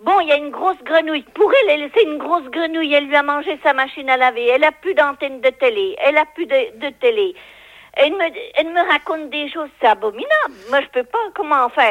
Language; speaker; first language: French; native; French